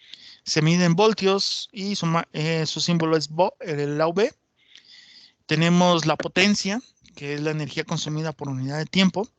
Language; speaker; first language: Spanish; native; Spanish